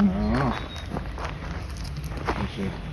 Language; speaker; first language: English; native; English